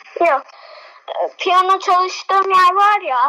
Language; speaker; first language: Turkish; early bilingual, heritage; Turkish